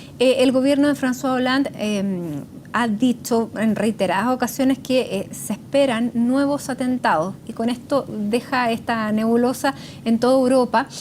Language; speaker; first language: Spanish; native; Spanish